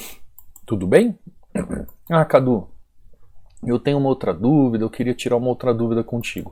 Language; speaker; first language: Portuguese; native; Portuguese